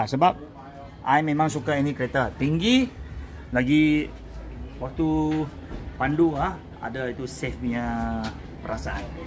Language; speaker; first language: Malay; non-native, local second language; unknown